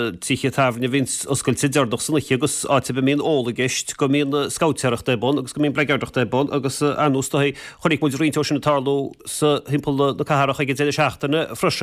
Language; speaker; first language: Irish; native; Irish